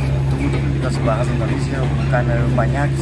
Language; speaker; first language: Indonesian; non-native, learner; English